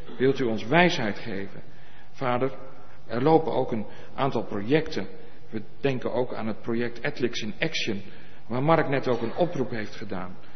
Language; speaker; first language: Dutch; native; Dutch